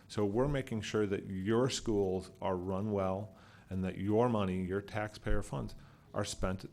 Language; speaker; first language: English; native; English